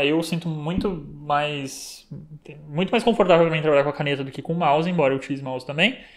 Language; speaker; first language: Portuguese; native; Portuguese